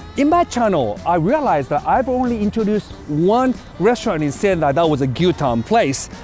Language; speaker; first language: English; non-native, fluent; Japanese